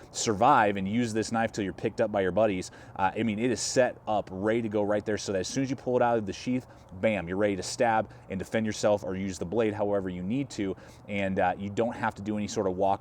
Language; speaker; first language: English; native; English